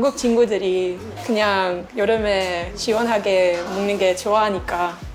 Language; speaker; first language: Korean; non-native, learner; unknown